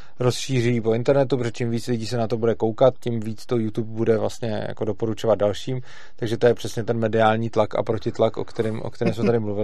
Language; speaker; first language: Czech; native; Czech